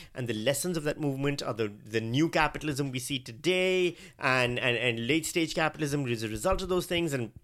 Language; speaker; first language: English; non-native, local second language; Urdu